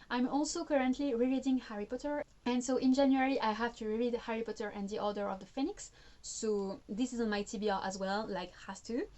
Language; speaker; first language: English; non-native, fluent; French